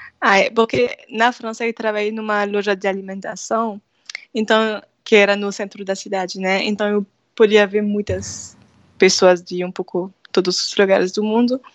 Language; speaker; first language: Portuguese; non-native, fluent; French